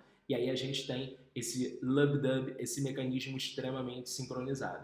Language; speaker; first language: Portuguese; native; Portuguese